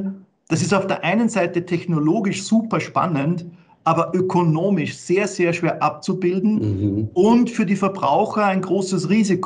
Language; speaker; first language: German; native; German